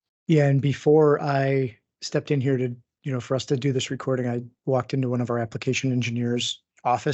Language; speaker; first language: English; native; English